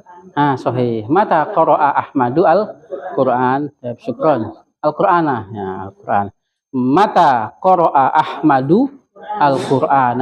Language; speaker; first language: Arabic; non-native, fluent; Indonesian